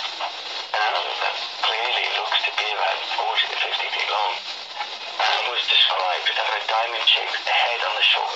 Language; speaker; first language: English; native; English